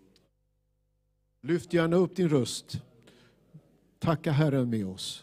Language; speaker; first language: Swedish; native; Swedish